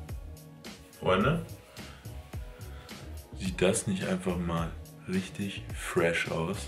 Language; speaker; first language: German; native; German